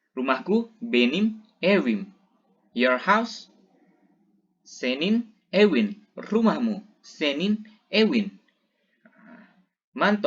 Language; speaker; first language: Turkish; non-native, fluent; Indonesian